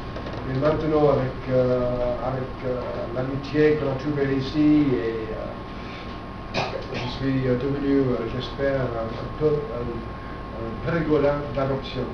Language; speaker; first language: French; non-native, fluent; English